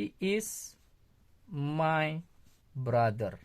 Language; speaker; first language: English; non-native, learner; Indonesian